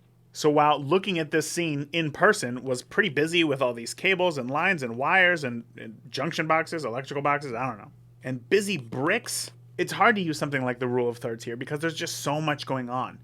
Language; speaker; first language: English; native; English